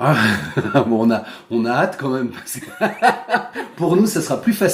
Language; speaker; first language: French; native; French